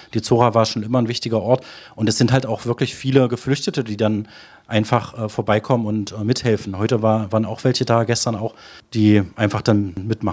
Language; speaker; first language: German; native; German